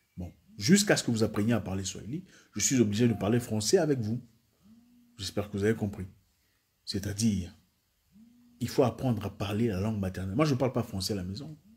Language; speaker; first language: French; non-native, local second language; Swahili